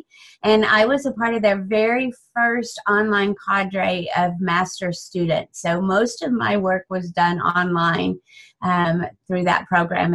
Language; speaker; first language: English; native; English